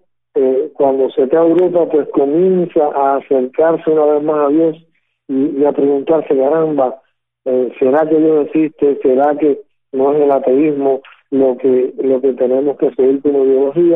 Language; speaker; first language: Spanish; native; Spanish